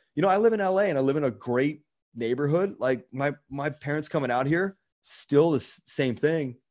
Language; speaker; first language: English; native; English